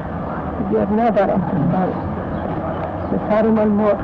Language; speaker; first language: Persian; non-native, fluent; Polish